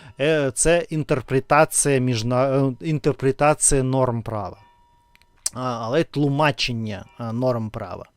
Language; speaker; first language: Ukrainian; non-native, learner; Russian